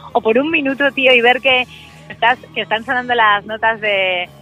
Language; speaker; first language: Spanish; native; Spanish